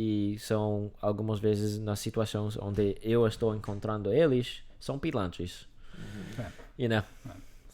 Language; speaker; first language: Portuguese; non-native, fluent; English